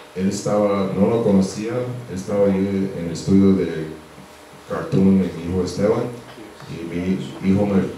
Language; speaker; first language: Spanish; early bilingual, heritage; Spanish